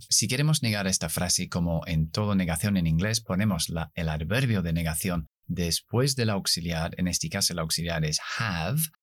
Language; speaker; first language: Spanish; non-native, fluent; English